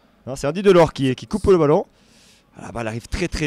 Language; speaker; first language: French; native; French